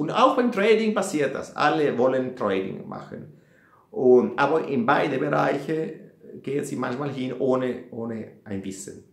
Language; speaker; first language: German; non-native, fluent; Italian